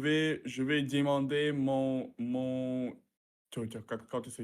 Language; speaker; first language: French; non-native, learner; Russian